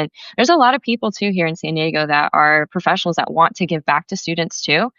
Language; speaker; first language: English; native; English